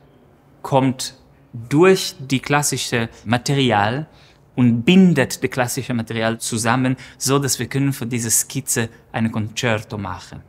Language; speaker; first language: German; non-native, fluent; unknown